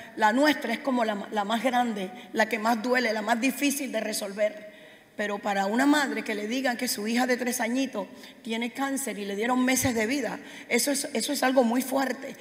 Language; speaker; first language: Spanish; native; Spanish